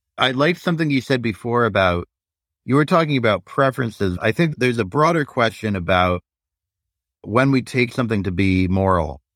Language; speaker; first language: English; native; English